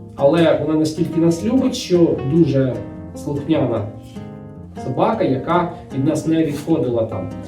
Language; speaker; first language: Ukrainian; non-native, local second language; Russian